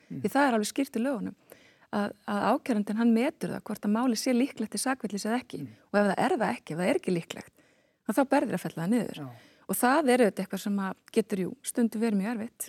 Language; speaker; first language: Icelandic; native; Icelandic